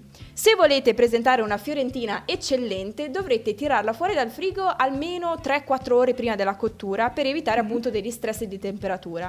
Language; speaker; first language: Italian; native; Italian